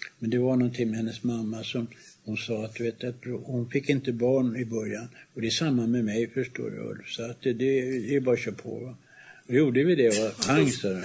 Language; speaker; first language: Swedish; native; Swedish